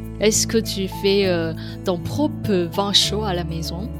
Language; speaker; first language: French; non-native, fluent; Chinese